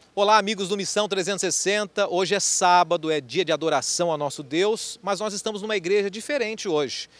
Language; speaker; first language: Portuguese; native; Portuguese